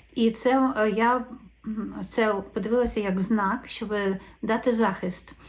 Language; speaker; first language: Ukrainian; native; Ukrainian